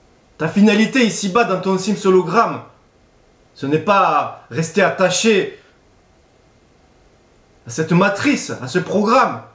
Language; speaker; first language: French; native; French